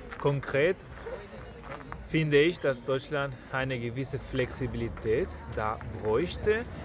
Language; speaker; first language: German; non-native, fluent; Spanish